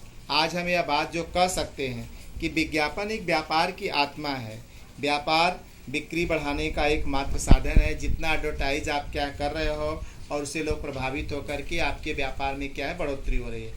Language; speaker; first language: Hindi; native; Hindi